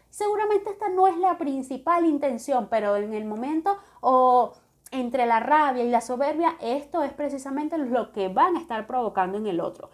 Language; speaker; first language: Spanish; native; Spanish